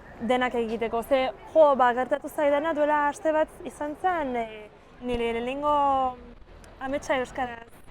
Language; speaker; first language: Basque; non-native, learner; French